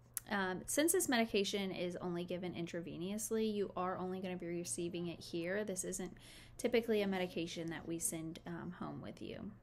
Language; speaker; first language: English; native; English